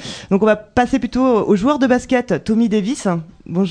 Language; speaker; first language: French; native; French